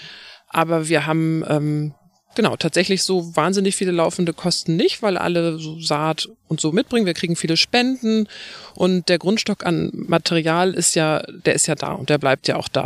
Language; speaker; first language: German; native; German